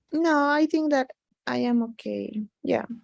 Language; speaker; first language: English; non-native, learner; Spanish